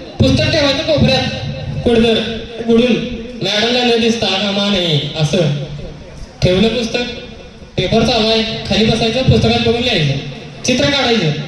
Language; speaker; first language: Marathi; non-native, local second language; Kannada